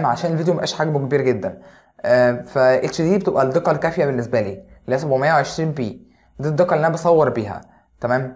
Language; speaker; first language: Arabic; native; Arabic